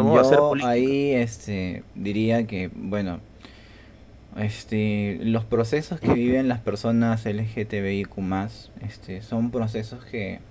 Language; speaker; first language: Spanish; native; Spanish